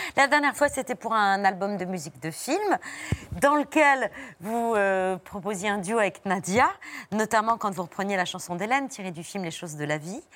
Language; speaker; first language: French; native; French